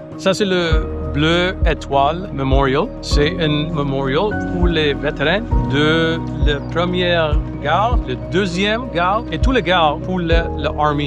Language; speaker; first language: French; non-native, local second language; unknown